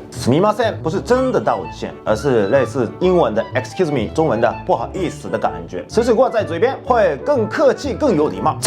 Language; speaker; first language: Chinese; non-native, fluent; Japanese